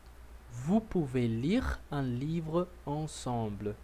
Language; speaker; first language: French; non-native, learner; Portuguese